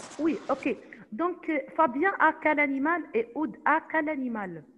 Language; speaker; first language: French; non-native, fluent; Arabic